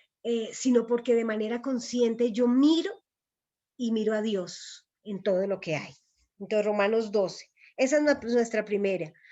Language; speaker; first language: Spanish; native; Spanish